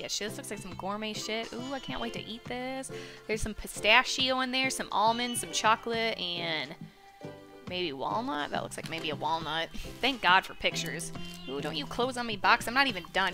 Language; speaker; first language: English; native; English